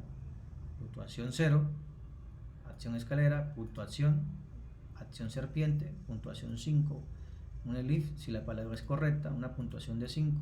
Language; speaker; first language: Spanish; native; Spanish